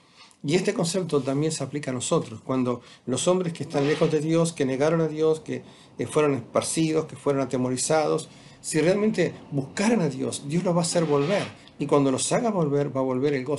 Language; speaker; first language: Spanish; native; Spanish